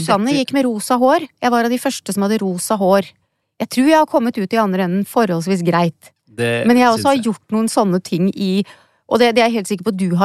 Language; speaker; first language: Norwegian; native; Norwegian